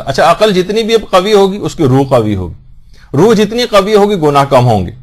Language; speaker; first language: Urdu; native; Urdu